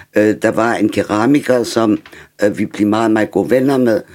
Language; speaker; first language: Danish; non-native, fluent; German